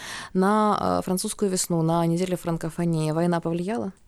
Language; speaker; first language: Russian; non-native, local second language; Ukrainian